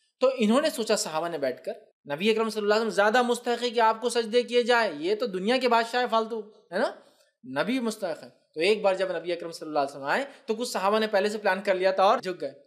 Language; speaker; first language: Urdu; native; Urdu